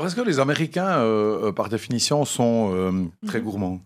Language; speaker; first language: French; native; French